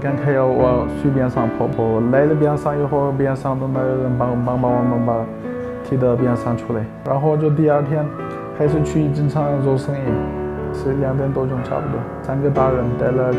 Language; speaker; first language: Chinese; non-native, local second language; Uyghur